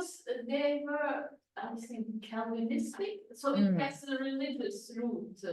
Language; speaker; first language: English; non-native, fluent; Serbian